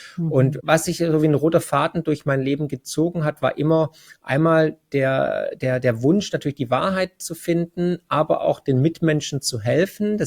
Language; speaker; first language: German; native; German